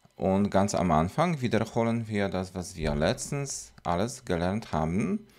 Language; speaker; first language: German; non-native, fluent; Polish